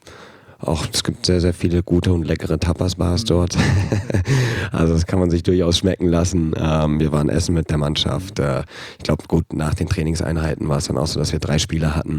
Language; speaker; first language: German; native; German